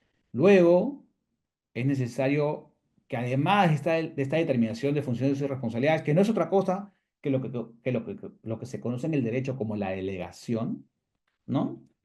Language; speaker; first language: Spanish; native; Spanish